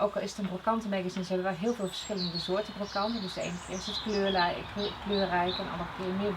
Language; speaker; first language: Dutch; native; Dutch